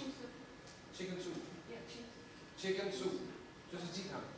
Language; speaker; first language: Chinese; non-native, fluent; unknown